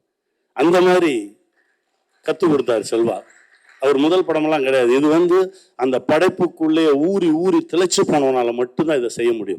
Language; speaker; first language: Tamil; native; Tamil